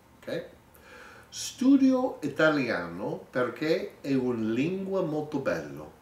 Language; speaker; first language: Italian; non-native, learner; English